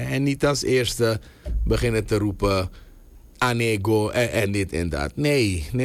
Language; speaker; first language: Dutch; native; Dutch